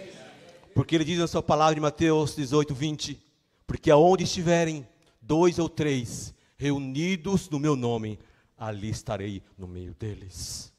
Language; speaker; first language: Portuguese; native; Portuguese